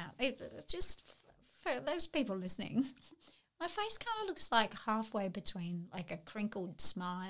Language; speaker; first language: English; native; English